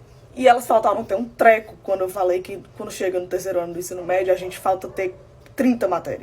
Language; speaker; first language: Portuguese; native; Portuguese